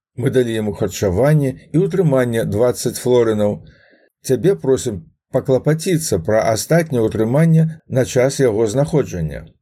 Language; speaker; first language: Belarusian; native; Belarusian